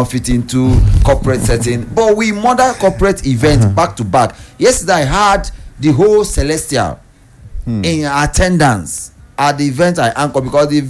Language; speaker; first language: English; non-native, local second language; Igbo